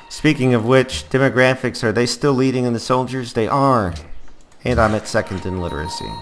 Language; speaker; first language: English; native; English